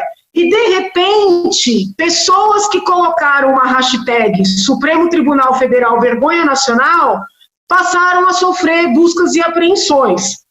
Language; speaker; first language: Portuguese; native; Portuguese